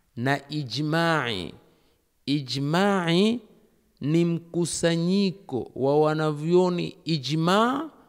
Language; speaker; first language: Swahili; native; Swahili